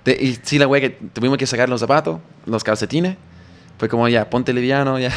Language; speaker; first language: Spanish; non-native, fluent; English